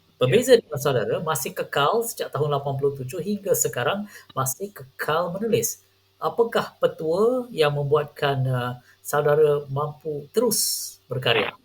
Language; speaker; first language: Malay; non-native, local second language; Tamil